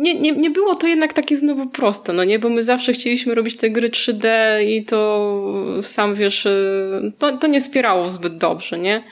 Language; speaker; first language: Polish; native; Polish